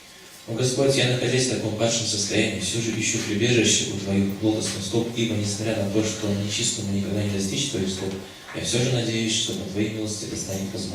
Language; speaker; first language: Russian; native; Russian